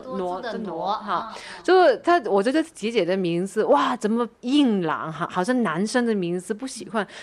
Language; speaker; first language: Chinese; non-native, fluent; Cantonese